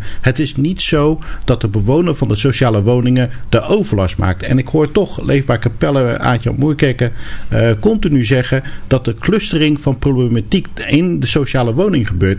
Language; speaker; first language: Dutch; native; Dutch